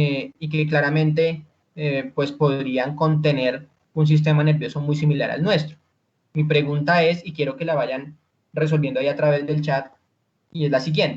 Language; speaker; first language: Spanish; native; Spanish